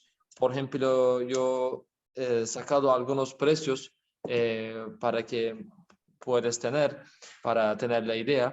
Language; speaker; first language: Spanish; non-native, learner; Turkish